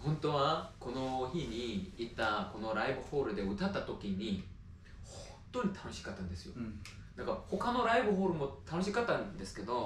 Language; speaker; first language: Japanese; non-native, fluent; Korean